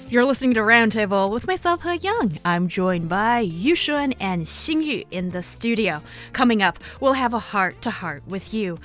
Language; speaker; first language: English; non-native, fluent; Chinese